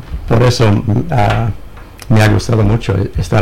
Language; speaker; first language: Spanish; non-native, fluent; English